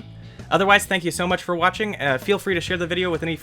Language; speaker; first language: English; native; English